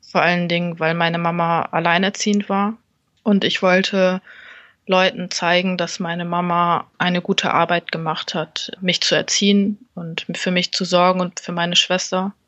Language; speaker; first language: German; early bilingual, other home language; Vietnamese